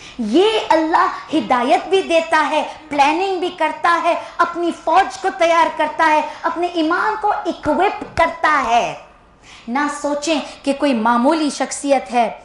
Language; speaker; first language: Urdu; early bilingual, heritage; Urdu